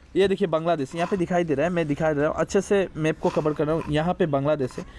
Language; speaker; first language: Hindi; non-native, local second language; Assamese